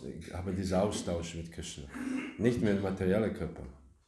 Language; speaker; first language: German; non-native, learner; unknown